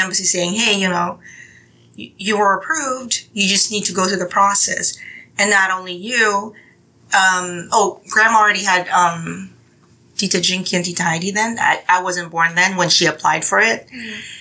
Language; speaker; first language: English; non-native, local second language; Filipino